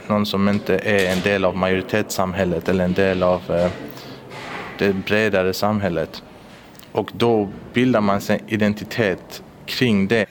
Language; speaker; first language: Swedish; early bilingual, other home language; Persian